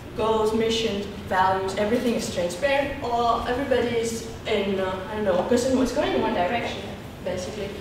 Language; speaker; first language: English; non-native, fluent; German